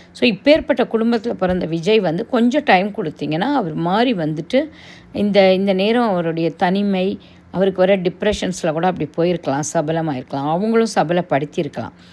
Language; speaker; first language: Tamil; non-native, local second language; Telugu